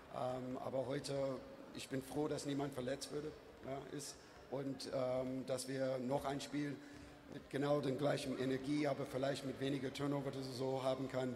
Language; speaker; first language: German; non-native, fluent; English